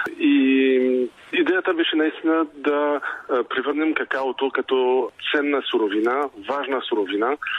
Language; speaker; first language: Bulgarian; non-native, fluent; French